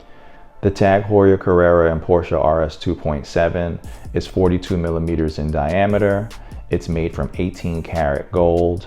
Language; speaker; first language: English; native; English